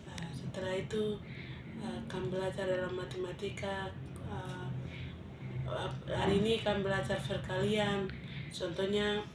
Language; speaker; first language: Indonesian; non-native, local second language; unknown